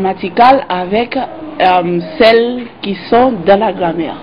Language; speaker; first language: French; non-native, local second language; Haitian Creole